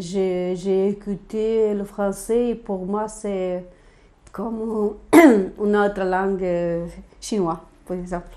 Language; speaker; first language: French; non-native, learner; Arabic